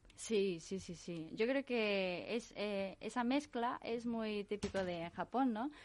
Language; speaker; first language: Spanish; non-native, fluent; Japanese